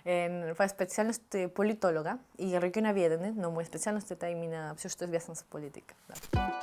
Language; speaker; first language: Russian; non-native, fluent; Spanish